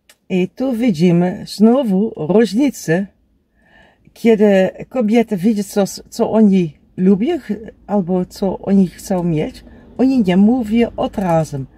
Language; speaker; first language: Polish; non-native, learner; Dutch